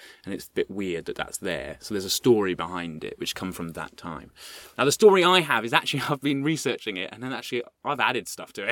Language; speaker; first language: English; native; English